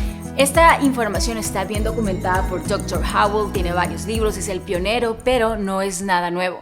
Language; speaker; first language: Spanish; native; Spanish